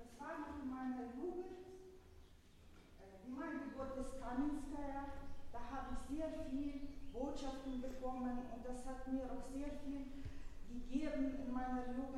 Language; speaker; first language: German; early bilingual, other home language; Russian